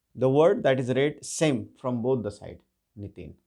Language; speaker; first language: English; non-native, local second language; Nepali